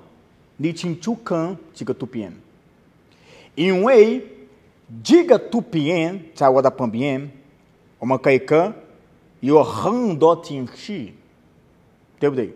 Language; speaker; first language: Chinese; non-native, learner; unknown